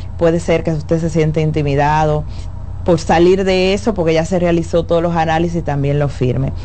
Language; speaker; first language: Spanish; native; Spanish